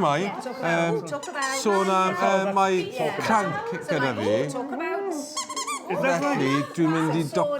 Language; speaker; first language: Welsh; non-native, learner; English